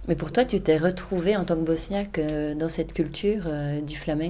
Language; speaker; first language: French; native; French